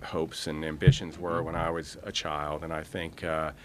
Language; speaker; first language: English; native; English